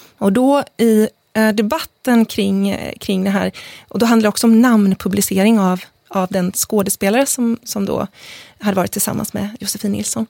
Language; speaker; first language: Swedish; native; Swedish